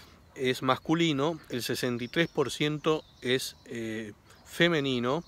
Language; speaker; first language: Spanish; native; Spanish